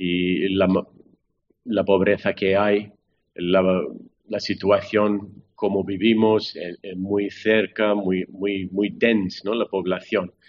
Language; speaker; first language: Spanish; non-native, fluent; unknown